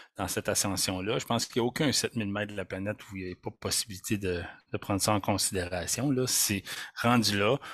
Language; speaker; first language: French; native; French